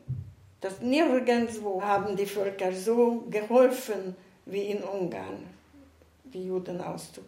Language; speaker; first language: German; non-native, fluent; Hungarian